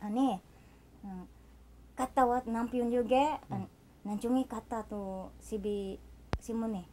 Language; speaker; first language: Korean; non-native, learner; Filipino